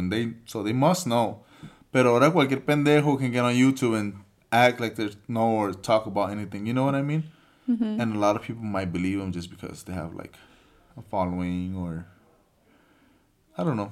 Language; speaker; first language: English; early bilingual, other home language; Spanish